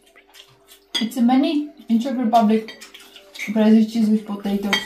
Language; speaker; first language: English; non-native, learner; Czech